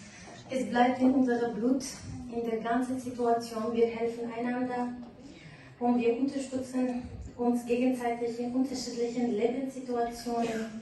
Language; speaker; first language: German; non-native, learner; Tajik